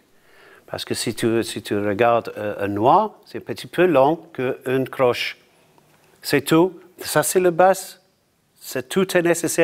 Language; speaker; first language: French; non-native, learner; English